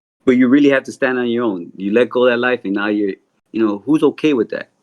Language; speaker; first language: English; native; English